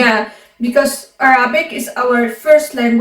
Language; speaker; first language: English; non-native, fluent; Arabic